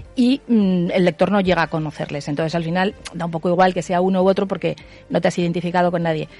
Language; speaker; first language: Spanish; native; Spanish